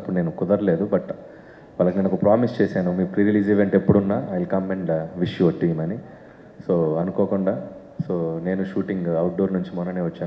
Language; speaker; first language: Telugu; native; Telugu